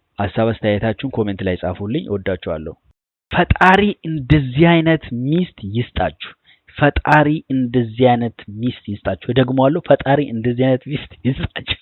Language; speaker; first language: Amharic; non-native, local second language; Oromo